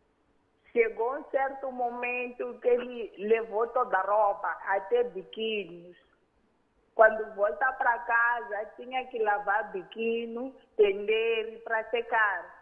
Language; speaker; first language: Portuguese; non-native, local second language; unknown